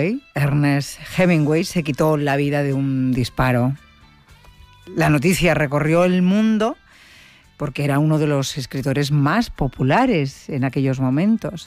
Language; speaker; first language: Spanish; native; Spanish